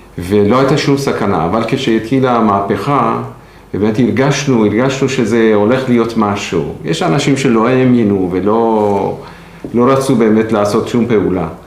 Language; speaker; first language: Hebrew; non-native, fluent; Persian